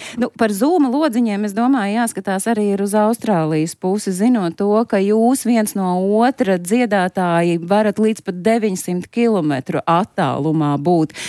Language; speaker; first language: Latvian; native; Latvian